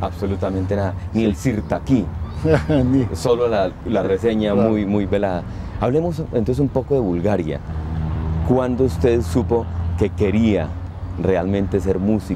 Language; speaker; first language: Spanish; native; Spanish